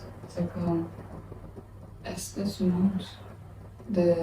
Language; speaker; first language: French; non-native, learner; English